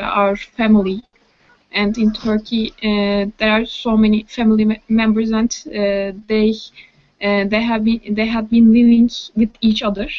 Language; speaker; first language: English; non-native, learner; Turkish